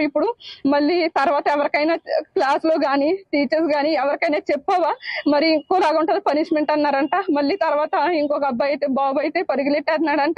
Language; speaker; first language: Telugu; native; Telugu